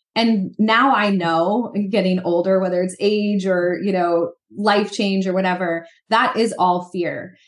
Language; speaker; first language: English; native; English